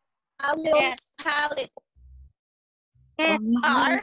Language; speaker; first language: English; non-native, learner; Indonesian